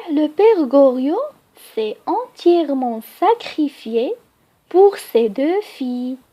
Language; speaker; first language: French; non-native, local second language; Arabic